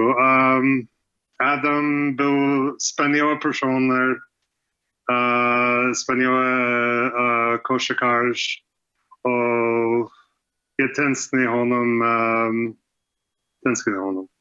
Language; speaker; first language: Polish; non-native, learner; English